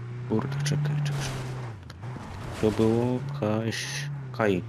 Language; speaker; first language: Polish; native; Polish